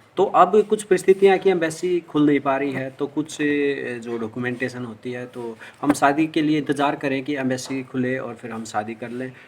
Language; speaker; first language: Hindi; native; Hindi